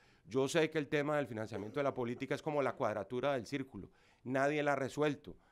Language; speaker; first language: Spanish; native; Spanish